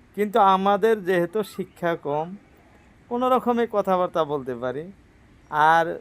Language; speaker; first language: Bangla; native; Bangla